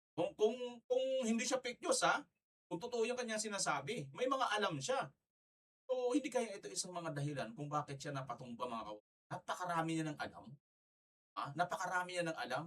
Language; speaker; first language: Filipino; non-native, local second language; Waray